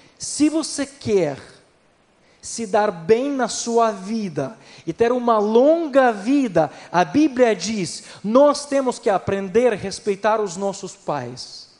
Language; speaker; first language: Portuguese; non-native, fluent; Ukrainian